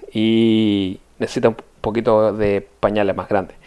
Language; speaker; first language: Spanish; early bilingual, heritage; Spanish